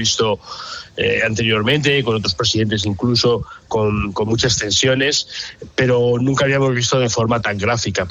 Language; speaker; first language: Spanish; native; Spanish